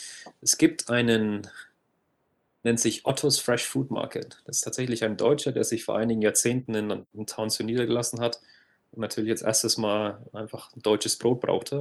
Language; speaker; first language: German; native; German